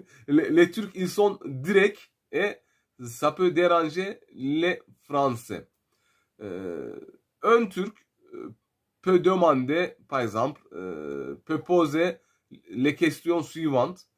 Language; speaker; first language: French; non-native, fluent; Turkish